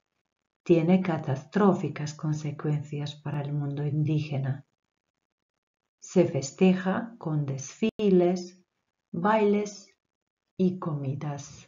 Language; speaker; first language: Spanish; non-native, fluent; Croatian